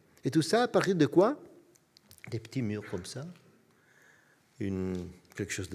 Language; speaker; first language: French; non-native, fluent; Italian